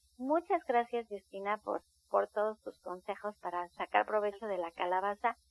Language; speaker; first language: Spanish; native; Spanish